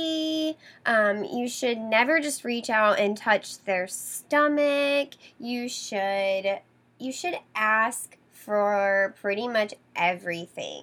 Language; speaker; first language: English; native; English